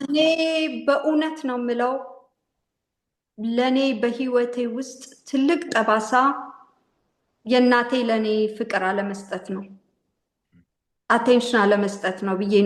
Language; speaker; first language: Amharic; native; Amharic